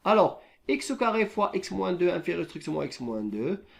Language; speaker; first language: French; non-native, local second language; Arabic